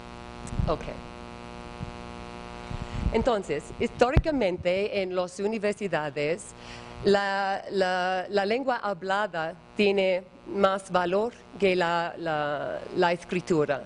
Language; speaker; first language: Spanish; non-native, learner; English